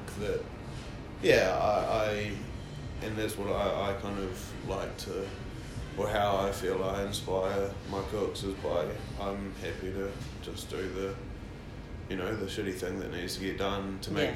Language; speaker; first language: English; native; English